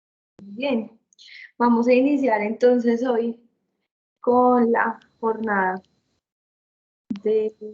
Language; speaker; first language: Spanish; native; Spanish